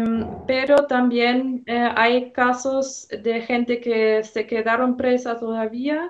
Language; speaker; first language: Spanish; non-native, fluent; German